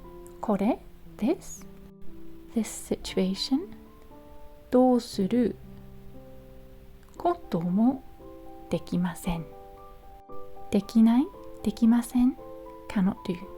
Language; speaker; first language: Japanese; non-native, learner; English